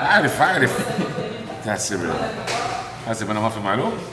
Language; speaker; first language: Arabic; native; Arabic